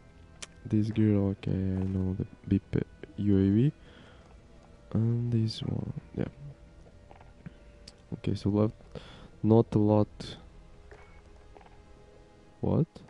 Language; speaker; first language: English; non-native, learner; Ukrainian